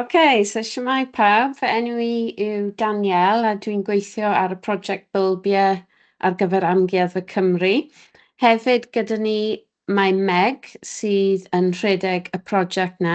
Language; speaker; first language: Welsh; native; Welsh